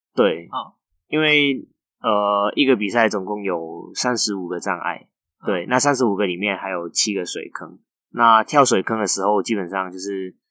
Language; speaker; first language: Chinese; non-native, fluent; Cantonese